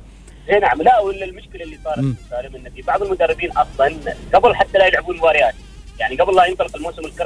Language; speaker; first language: Arabic; native; Arabic